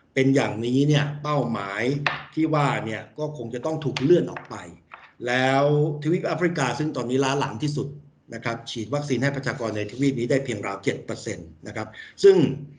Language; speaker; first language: Thai; native; Thai